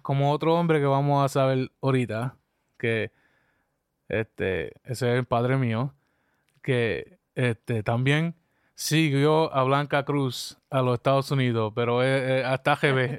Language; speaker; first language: Spanish; early bilingual, other home language; English